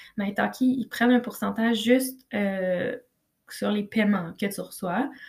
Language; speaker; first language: French; native; French